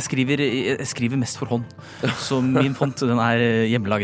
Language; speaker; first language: Norwegian; native; Norwegian